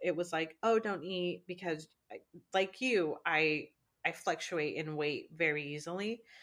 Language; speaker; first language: English; early bilingual, other home language; Spanish